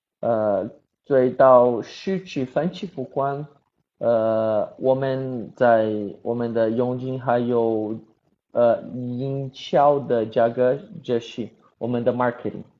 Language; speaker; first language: Chinese; non-native, learner; Portuguese